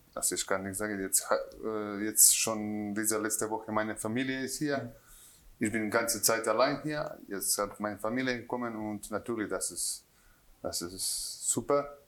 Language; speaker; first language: German; non-native, learner; Croatian